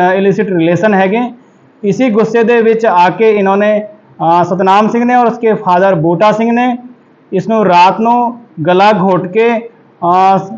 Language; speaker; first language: Hindi; non-native, local second language; Punjabi